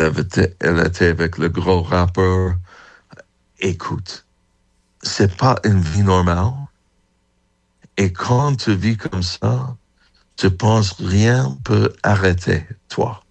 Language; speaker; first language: French; non-native, fluent; English